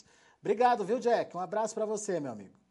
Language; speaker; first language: Portuguese; native; Portuguese